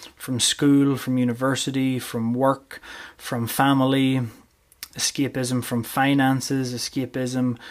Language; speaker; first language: English; native; English